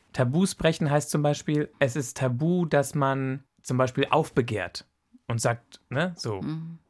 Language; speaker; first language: German; native; German